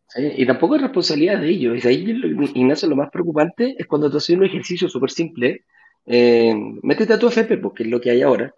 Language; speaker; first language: Spanish; native; Spanish